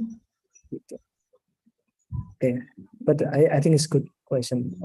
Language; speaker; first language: English; non-native, learner; Indonesian